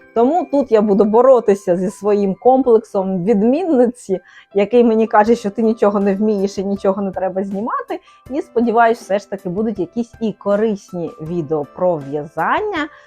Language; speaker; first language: Ukrainian; non-native, local second language; Russian